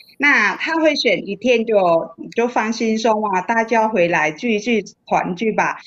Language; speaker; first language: Chinese; non-native, fluent; Vietnamese